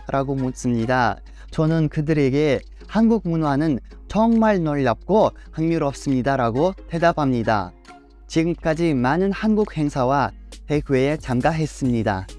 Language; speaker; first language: Korean; non-native, learner; Kazakh